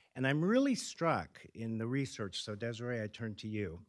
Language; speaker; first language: English; native; English